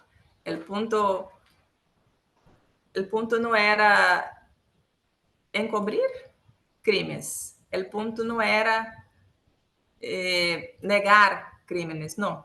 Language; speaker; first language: Spanish; non-native, local second language; Portuguese